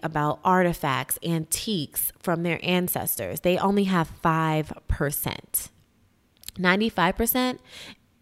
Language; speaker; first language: English; native; English